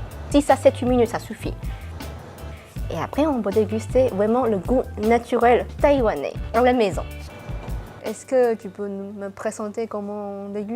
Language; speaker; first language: French; non-native, fluent; Chinese